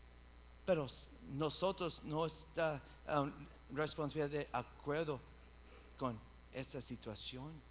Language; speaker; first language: Spanish; early bilingual, heritage; English